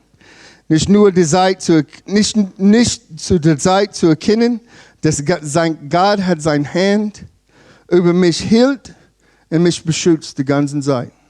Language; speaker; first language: German; non-native, learner; English